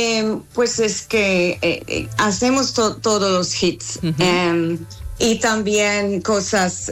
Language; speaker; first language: Spanish; non-native, learner; English